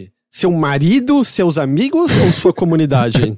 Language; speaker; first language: Portuguese; native; Portuguese